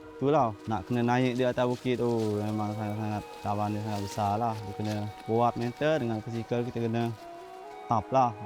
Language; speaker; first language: Malay; non-native, local second language; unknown